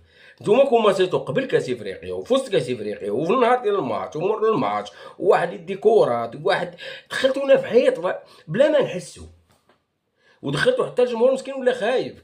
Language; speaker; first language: Arabic; native; Arabic